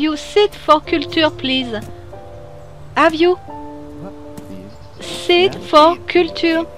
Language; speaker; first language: English; non-native, learner; French